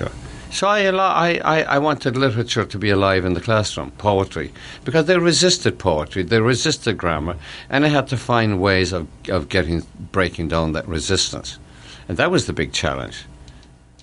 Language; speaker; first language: English; native; English